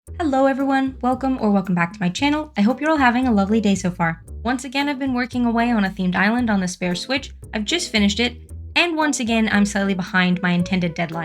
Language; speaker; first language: English; native; English